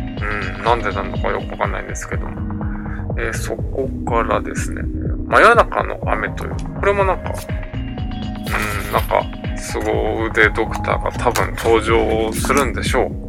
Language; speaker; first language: Japanese; native; Japanese